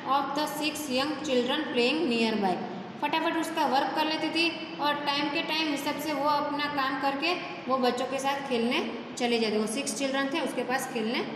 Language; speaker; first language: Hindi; non-native, local second language; Gujarati